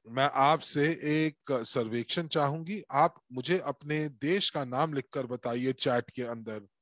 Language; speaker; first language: Hindi; native; Hindi